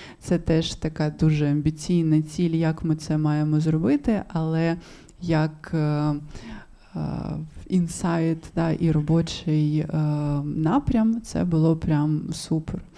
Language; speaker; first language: Ukrainian; non-native, local second language; Russian